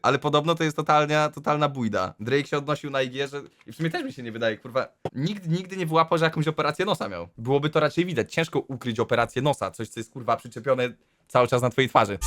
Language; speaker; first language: Polish; native; Polish